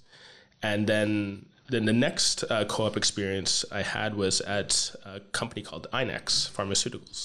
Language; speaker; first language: English; native; English